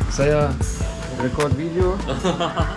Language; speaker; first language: Indonesian; non-native, learner; German